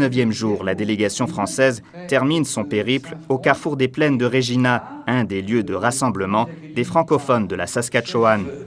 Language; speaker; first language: French; native; French